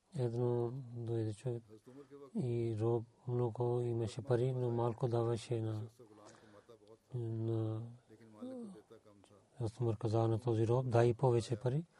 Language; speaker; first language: Bulgarian; non-native, learner; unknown